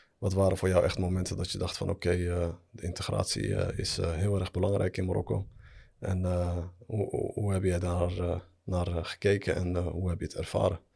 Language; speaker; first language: Dutch; early bilingual, other home language; Arabic